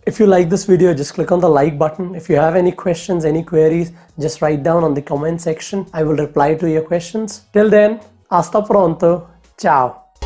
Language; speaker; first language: English; non-native, local second language; Hindi